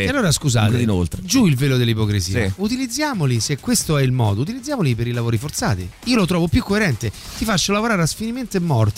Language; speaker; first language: Italian; native; Italian